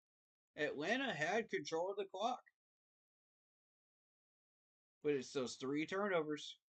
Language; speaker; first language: English; native; English